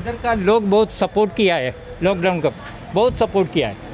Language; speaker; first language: Hindi; non-native, local second language; Malayalam